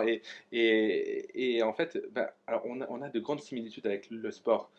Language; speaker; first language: French; native; French